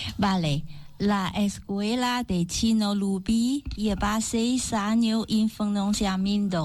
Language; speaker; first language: Spanish; non-native, learner; Chinese